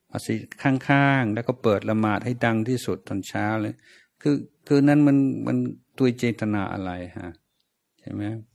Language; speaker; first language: Thai; non-native, fluent; English